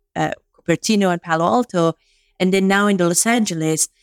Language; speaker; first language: English; non-native, fluent; Persian